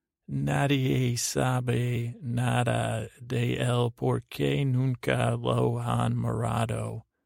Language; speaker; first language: Spanish; non-native, learner; English